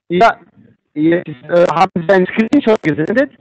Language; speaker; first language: German; non-native, fluent; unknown